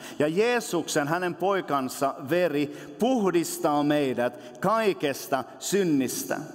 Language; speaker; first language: Finnish; non-native, local second language; Swedish